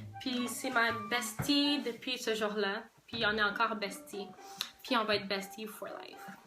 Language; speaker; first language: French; native; French